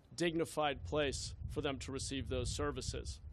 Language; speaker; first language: English; native; English